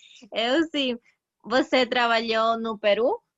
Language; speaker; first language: Portuguese; non-native, learner; Spanish